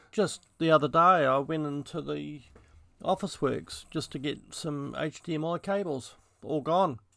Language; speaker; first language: English; native; English